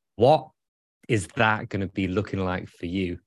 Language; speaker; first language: English; native; English